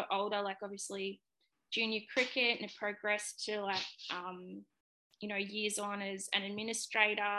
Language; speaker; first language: English; native; English